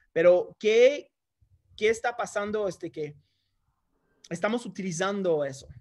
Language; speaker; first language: Spanish; non-native, fluent; English